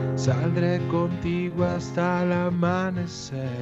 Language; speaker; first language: Spanish; native; Spanish